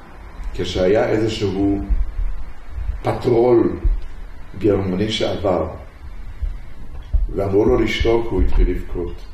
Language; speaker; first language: Hebrew; early bilingual, other home language; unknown